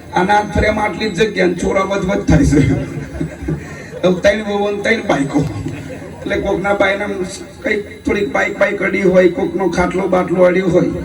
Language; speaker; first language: Gujarati; native; Gujarati